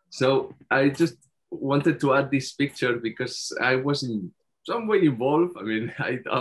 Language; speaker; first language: English; non-native, fluent; Spanish